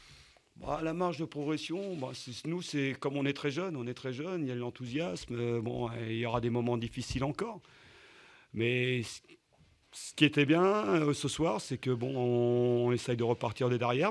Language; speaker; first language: French; native; French